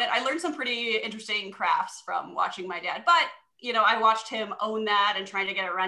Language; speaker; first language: English; native; English